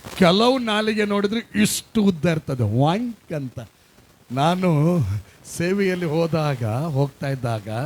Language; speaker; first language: Kannada; non-native, local second language; Tulu